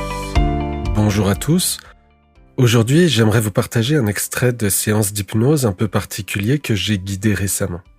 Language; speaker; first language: French; native; French